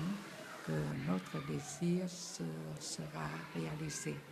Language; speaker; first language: French; non-native, fluent; Vietnamese